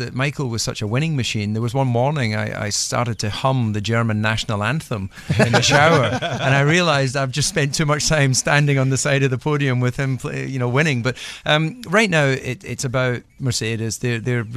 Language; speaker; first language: English; native; English